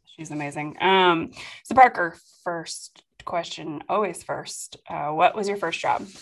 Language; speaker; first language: English; native; English